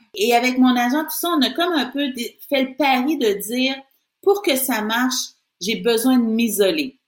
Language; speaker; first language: French; native; French